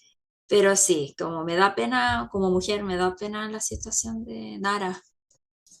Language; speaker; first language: Spanish; non-native, fluent; Korean